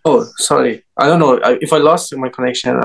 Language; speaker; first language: English; non-native, learner; Persian